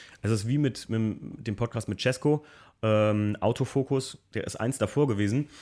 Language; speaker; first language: German; native; German